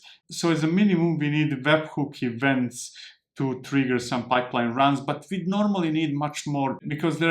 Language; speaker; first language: English; non-native, fluent; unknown